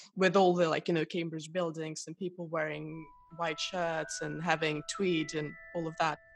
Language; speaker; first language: English; non-native, fluent; Russian